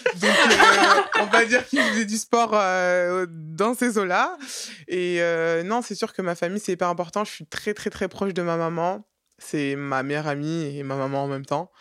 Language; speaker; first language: French; native; French